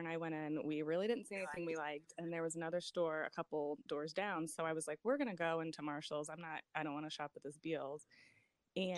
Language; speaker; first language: English; native; English